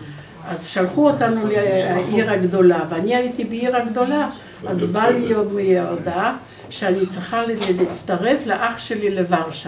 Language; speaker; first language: Hebrew; non-native, fluent; Polish